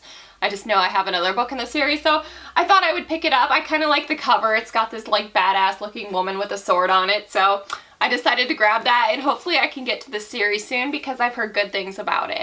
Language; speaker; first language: English; native; English